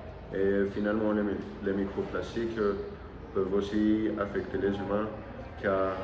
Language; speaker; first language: French; non-native, learner; Spanish